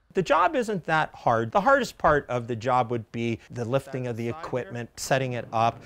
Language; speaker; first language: English; native; English